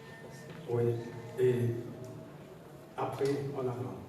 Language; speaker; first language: French; non-native, learner; German